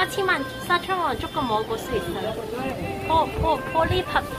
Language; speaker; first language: Korean; non-native, learner; Cantonese